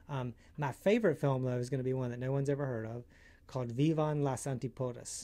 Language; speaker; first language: English; native; English